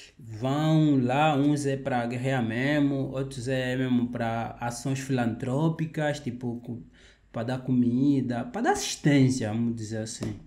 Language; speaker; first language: Portuguese; native; Portuguese